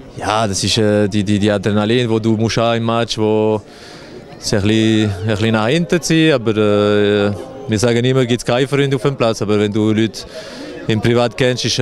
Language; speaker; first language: German; non-native, local second language; French